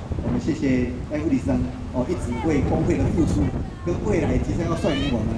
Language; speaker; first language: Chinese; native; Chinese